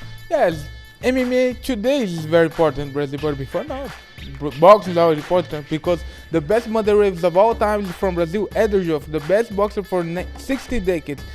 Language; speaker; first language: English; non-native, learner; Portuguese